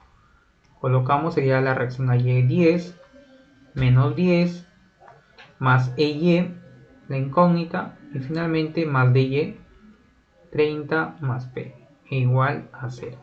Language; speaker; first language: Spanish; native; Spanish